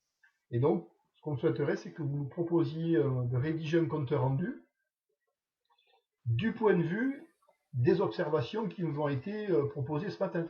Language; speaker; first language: French; native; French